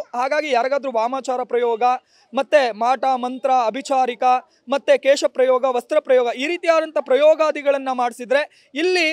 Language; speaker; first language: Kannada; native; Kannada